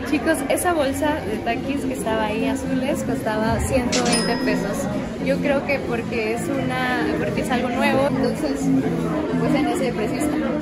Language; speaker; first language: Spanish; native; Spanish